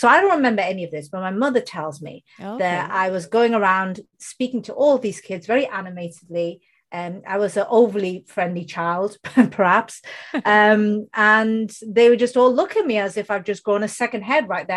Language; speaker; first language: English; non-native, local second language; Bangla